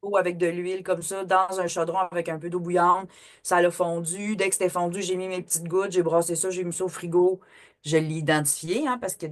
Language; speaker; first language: French; native; French